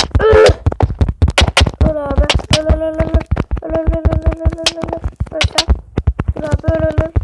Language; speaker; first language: Turkish; native; Turkish